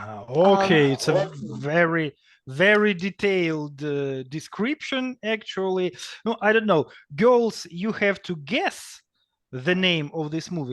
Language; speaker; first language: English; non-native, fluent; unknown